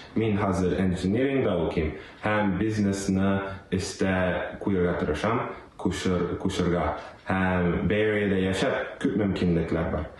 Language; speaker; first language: Tatar; early bilingual, heritage; Tatar